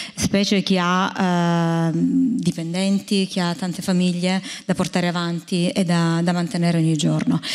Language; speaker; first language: Italian; native; Italian